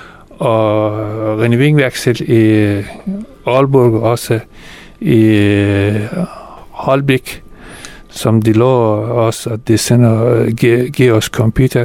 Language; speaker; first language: Danish; non-native, fluent; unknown